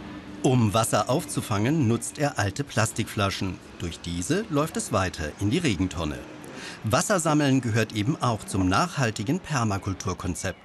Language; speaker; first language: German; native; German